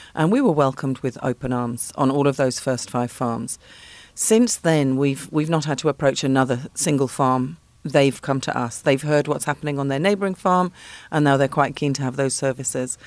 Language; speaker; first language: English; native; English